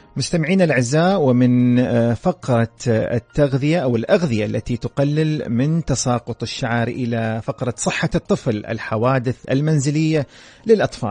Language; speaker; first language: Arabic; native; Arabic